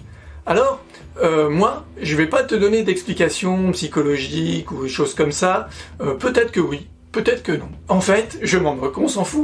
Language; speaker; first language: French; native; French